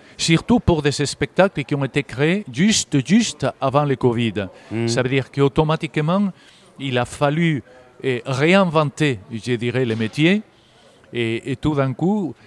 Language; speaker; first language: French; non-native, fluent; Galician